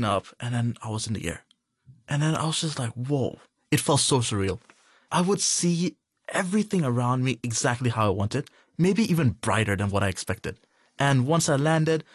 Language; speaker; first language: English; non-native, local second language; Urdu